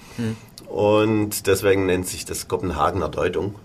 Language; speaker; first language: German; native; German